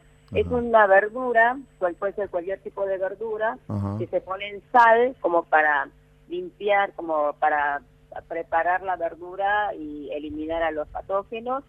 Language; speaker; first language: Spanish; early bilingual, other home language; Korean